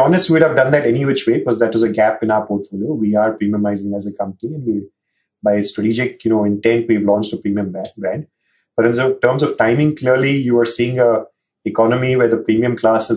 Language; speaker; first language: English; non-native, local second language; Hindi